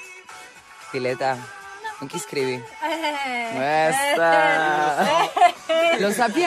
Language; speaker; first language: Italian; native; Italian